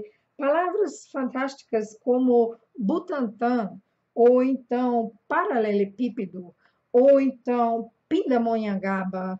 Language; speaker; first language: Portuguese; non-native, fluent; German